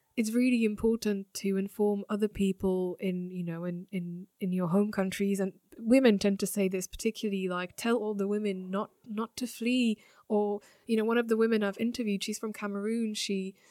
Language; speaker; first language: English; non-native, fluent; Slovak